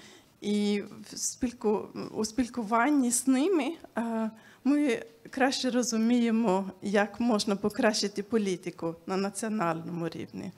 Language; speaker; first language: Ukrainian; non-native, fluent; Swedish